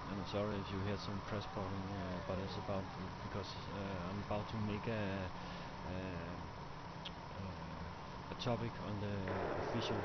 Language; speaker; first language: English; non-native, fluent; Danish